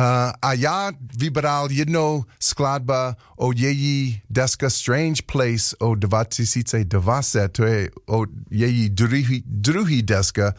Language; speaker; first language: Slovak; non-native, learner; English